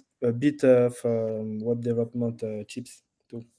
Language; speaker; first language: English; non-native, learner; French